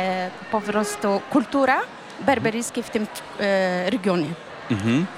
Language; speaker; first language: Polish; non-native, fluent; Arabic